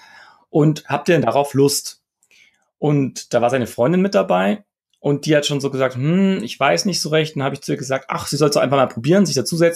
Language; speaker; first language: German; native; German